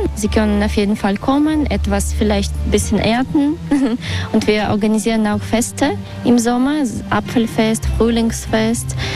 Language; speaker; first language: German; non-native, fluent; Russian